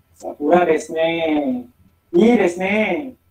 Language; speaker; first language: Japanese; non-native, learner; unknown